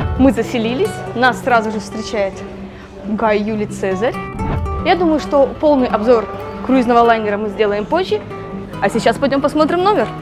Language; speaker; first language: Russian; native; Russian